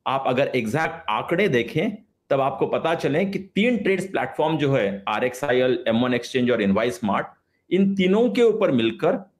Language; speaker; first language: Hindi; non-native, local second language; Marathi